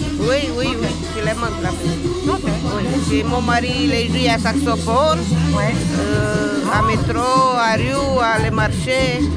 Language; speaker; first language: French; non-native, learner; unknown